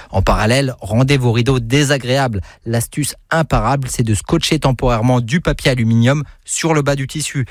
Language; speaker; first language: French; native; French